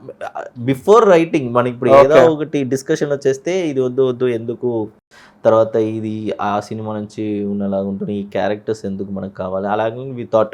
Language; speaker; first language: Telugu; early bilingual, heritage; Telugu